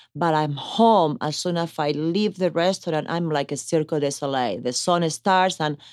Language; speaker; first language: English; non-native, fluent; Italian